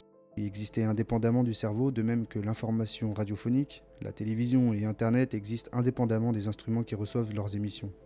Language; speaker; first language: French; native; French